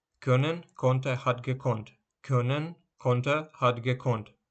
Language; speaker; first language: German; non-native, fluent; Ukrainian